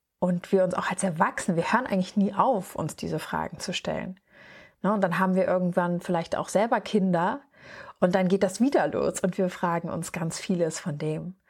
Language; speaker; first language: German; native; German